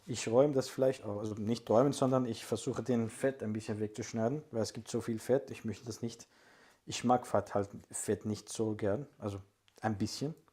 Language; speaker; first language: German; non-native, fluent; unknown